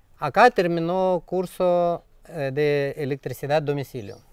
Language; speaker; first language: Spanish; non-native, learner; Russian